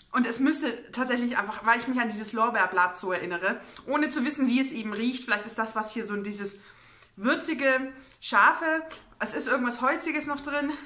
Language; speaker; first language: German; native; German